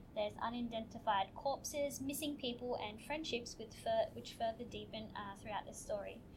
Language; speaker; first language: English; native; English